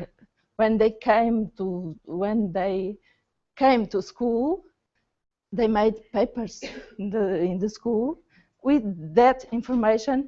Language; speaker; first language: English; non-native, learner; Portuguese